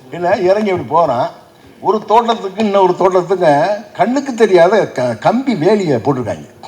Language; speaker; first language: Tamil; native; Tamil